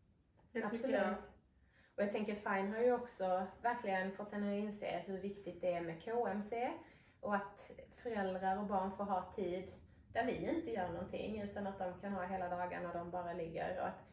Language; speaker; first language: Swedish; native; Swedish